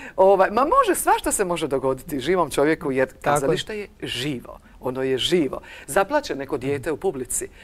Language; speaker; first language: Croatian; native; Croatian